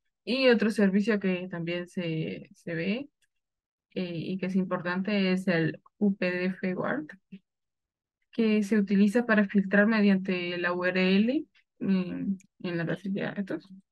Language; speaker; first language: Spanish; native; Spanish